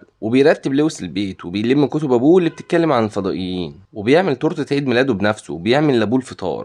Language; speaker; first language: Arabic; native; Arabic